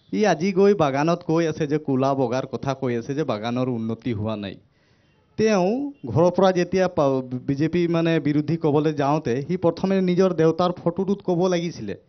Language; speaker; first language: Assamese; non-native, local second language; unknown